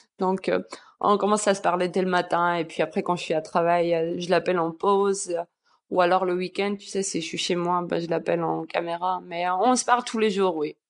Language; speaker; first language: French; early bilingual, other home language; Georgian